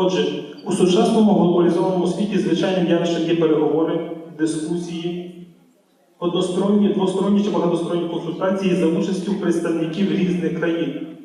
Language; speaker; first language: Ukrainian; native; Ukrainian